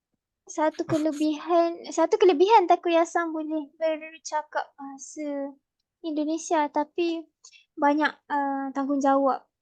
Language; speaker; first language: Malay; native; Malay